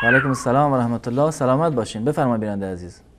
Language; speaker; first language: Persian; native; Persian